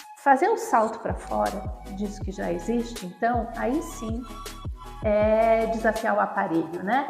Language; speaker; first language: Portuguese; native; Portuguese